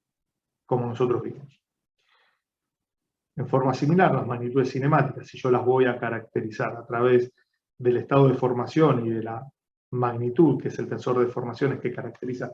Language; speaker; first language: Spanish; native; Spanish